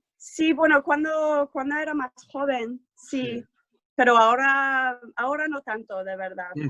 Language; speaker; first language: Spanish; non-native, fluent; English